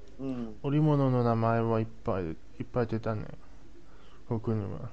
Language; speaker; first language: Japanese; non-native, learner; Chinese